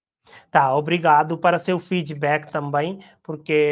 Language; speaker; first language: Portuguese; non-native, learner; Hindi